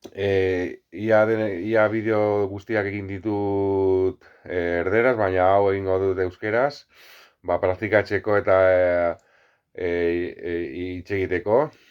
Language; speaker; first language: Basque; non-native, local second language; Spanish